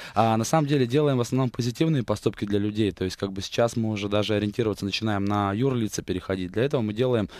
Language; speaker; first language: Russian; native; Russian